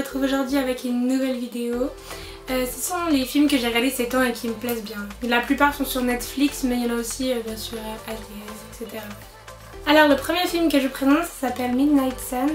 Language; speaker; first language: French; native; French